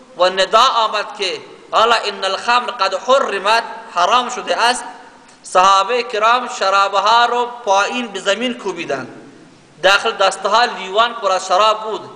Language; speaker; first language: Persian; non-native, local second language; Baluchi